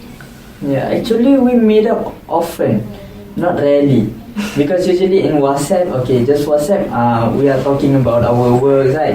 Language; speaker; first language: English; non-native, local second language; Malay